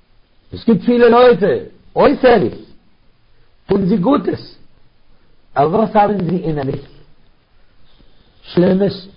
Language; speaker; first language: German; non-native, fluent; Arabic